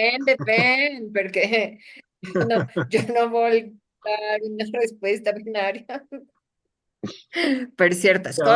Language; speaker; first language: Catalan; non-native, learner; Spanish